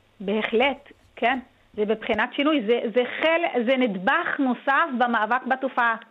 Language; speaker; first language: Hebrew; non-native, local second language; Arabic